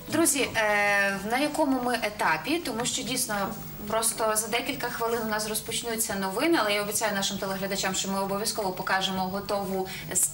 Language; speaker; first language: Ukrainian; native; Ukrainian